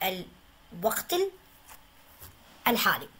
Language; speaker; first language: Arabic; native; Arabic